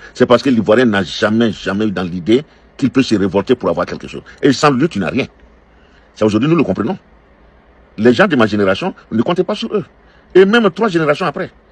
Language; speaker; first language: French; non-native, local second language; Dyula